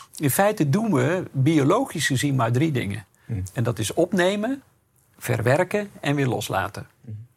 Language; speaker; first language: Dutch; native; Dutch